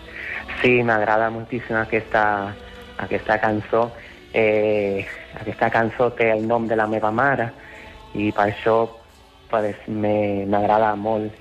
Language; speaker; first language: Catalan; non-native, learner; Spanish